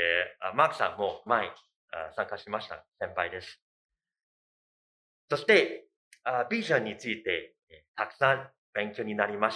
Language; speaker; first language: Japanese; non-native, fluent; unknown